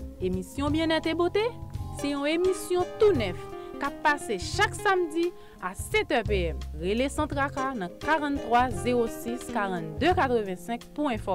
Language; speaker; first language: Haitian Creole; native; Haitian Creole